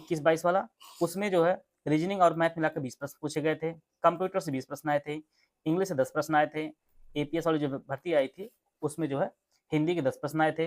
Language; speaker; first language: Hindi; native; Hindi